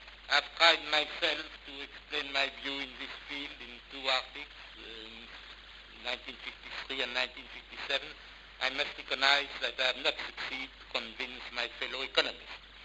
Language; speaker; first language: English; non-native, fluent; French